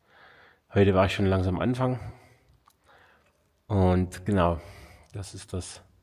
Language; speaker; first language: German; native; German